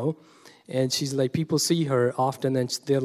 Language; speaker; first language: English; non-native, local second language; Punjabi